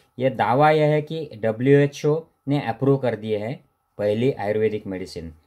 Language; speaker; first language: Hindi; non-native, local second language; Marathi